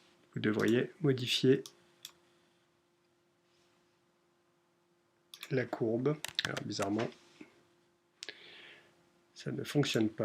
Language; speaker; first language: French; native; French